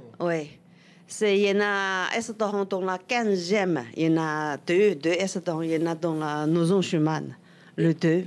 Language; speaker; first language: French; non-native, learner; Russian